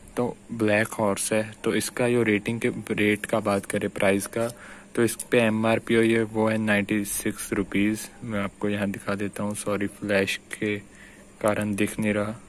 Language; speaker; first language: Hindi; non-native, local second language; Punjabi